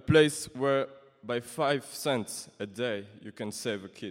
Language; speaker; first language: English; non-native, local second language; Kinyarwanda